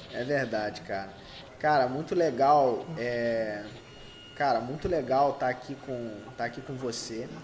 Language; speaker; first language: Portuguese; native; Portuguese